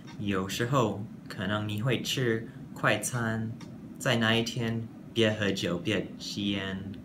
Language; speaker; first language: Chinese; non-native, learner; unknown